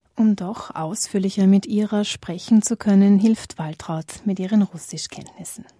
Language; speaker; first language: German; native; German